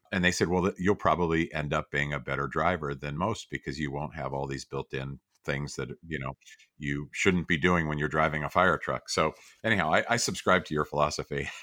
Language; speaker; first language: English; native; English